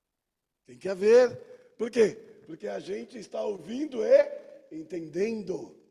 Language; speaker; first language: Portuguese; native; Portuguese